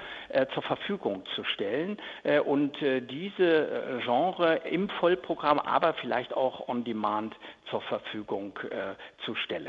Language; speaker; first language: German; native; German